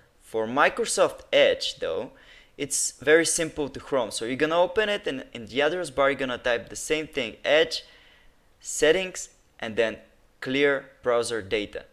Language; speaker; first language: English; non-native, fluent; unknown